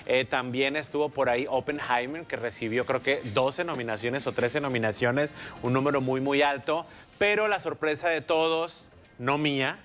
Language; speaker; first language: Spanish; native; Spanish